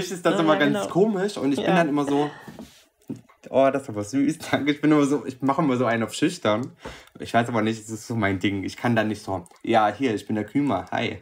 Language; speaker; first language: German; native; German